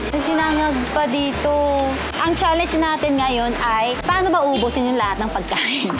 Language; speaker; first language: Filipino; non-native, fluent; Korean